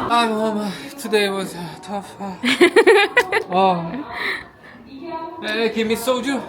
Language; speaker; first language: English; non-native, learner; Korean